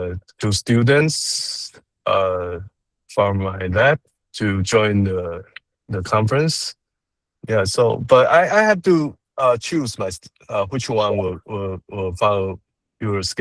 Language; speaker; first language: English; non-native, learner; Chinese